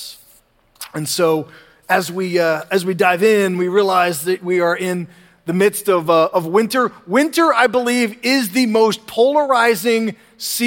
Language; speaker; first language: English; native; English